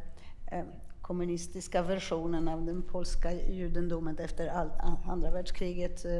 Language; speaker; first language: Swedish; non-native, fluent; Polish